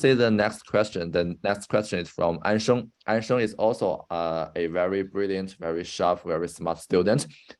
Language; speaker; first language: English; non-native, fluent; Chinese